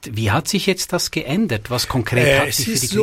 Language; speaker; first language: German; native; German